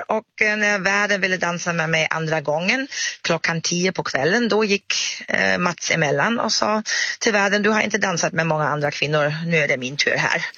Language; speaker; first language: Swedish; non-native, fluent; German